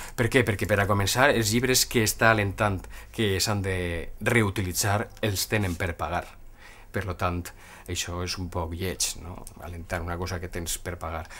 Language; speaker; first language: Catalan; native; Catalan